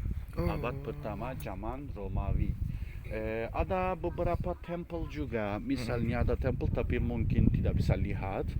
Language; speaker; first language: Indonesian; non-native, fluent; Turkish